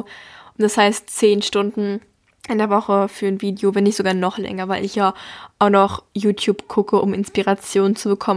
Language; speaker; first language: German; native; German